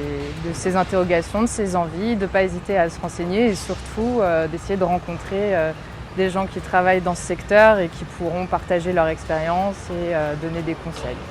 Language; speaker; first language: French; native; French